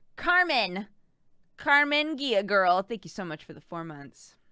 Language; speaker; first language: English; native; English